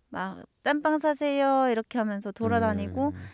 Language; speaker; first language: Korean; native; Korean